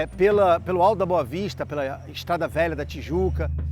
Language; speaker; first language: Portuguese; native; Portuguese